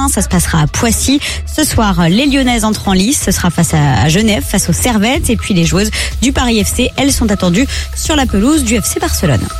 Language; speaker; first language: French; native; French